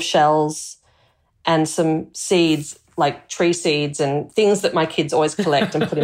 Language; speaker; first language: English; native; English